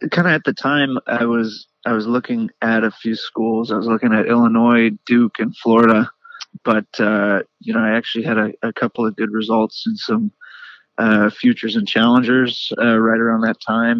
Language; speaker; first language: English; native; English